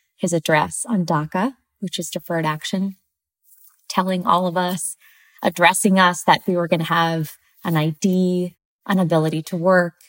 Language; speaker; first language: English; early bilingual, other home language; Spanish